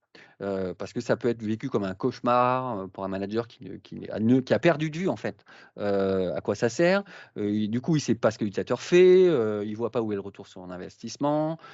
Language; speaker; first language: French; native; French